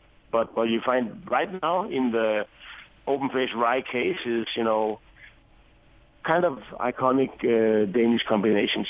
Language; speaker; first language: English; non-native, fluent; Danish